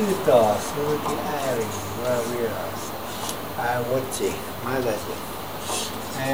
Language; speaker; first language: English; non-native, learner; Japanese